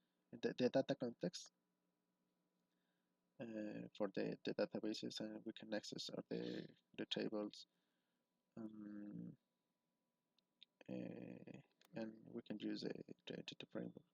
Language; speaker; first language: English; non-native, learner; Spanish